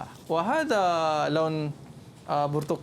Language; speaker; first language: Arabic; non-native, local second language; Malay